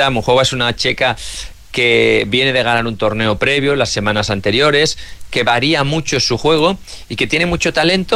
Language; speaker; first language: Spanish; native; Spanish